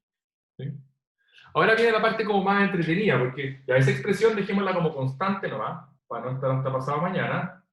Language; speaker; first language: Spanish; native; Spanish